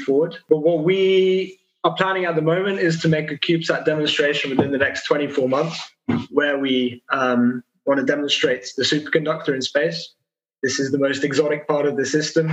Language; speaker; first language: English; native; English